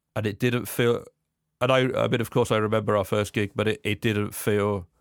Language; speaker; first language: English; native; English